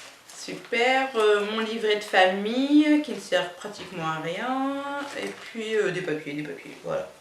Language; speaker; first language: French; native; French